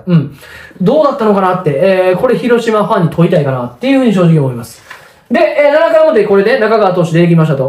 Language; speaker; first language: Japanese; native; Japanese